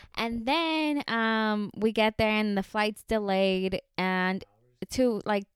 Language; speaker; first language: English; early bilingual, heritage; Spanish